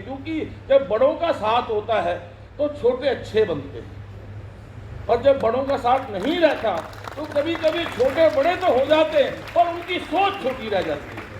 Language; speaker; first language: Hindi; early bilingual, other home language; Japanese